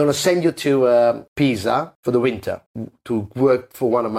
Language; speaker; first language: English; non-native, fluent; Italian